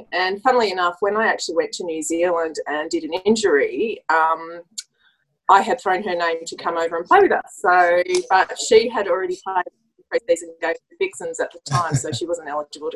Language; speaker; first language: English; native; English